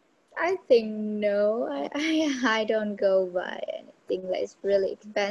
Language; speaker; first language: English; non-native, learner; Vietnamese